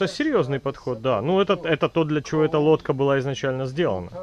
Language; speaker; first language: Russian; native; Russian